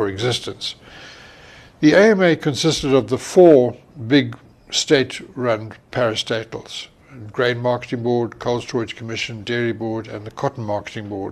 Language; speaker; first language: English; native; English